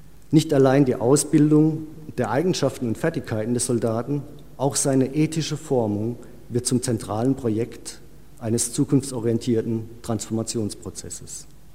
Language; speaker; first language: German; native; German